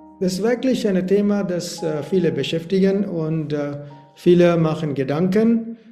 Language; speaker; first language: German; non-native, learner; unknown